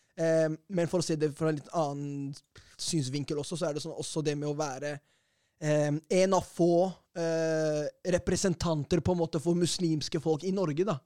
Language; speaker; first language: Norwegian; early bilingual, other home language; Arabic